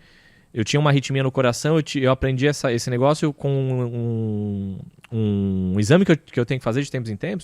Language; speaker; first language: Portuguese; native; Portuguese